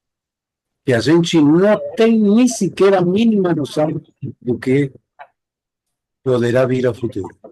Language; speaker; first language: Portuguese; non-native, fluent; Spanish